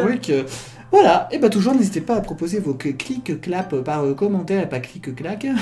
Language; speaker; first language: French; native; French